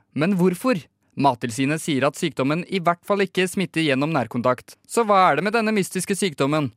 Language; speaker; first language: Norwegian; native; Norwegian